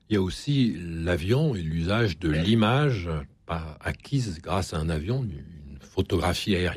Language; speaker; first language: French; native; French